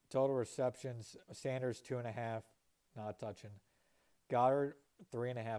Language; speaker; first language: English; native; English